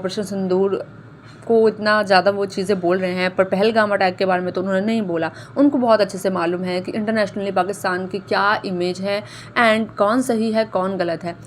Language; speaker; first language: Hindi; native; Hindi